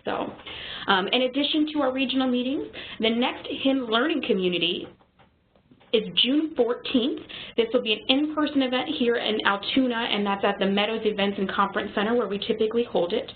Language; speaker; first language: English; native; English